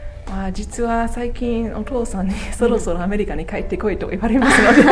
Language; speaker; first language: Japanese; non-native, fluent; English